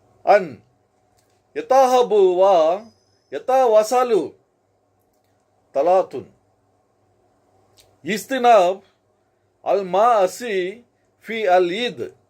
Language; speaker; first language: Arabic; non-native, learner; Telugu